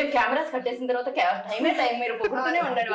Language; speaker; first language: Telugu; native; Telugu